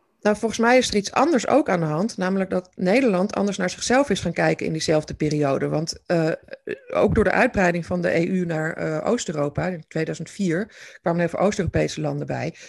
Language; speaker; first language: Dutch; native; Dutch